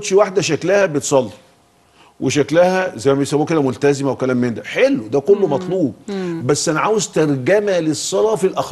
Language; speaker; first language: Arabic; native; Arabic